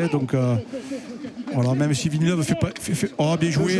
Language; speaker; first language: French; native; French